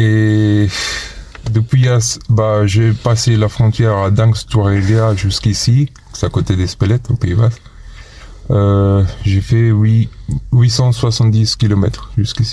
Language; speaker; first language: French; non-native, fluent; Portuguese